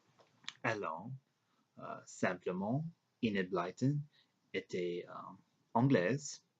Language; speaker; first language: French; non-native, learner; English